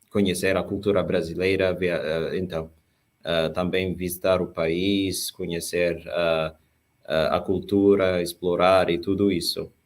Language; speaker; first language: Portuguese; non-native, fluent; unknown